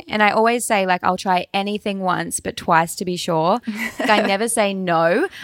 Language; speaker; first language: English; native; English